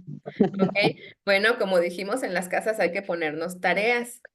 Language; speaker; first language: Spanish; native; Spanish